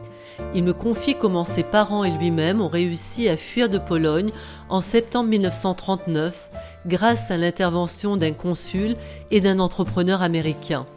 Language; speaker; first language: French; native; French